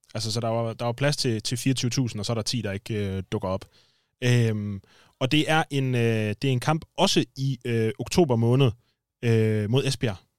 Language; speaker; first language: Danish; native; Danish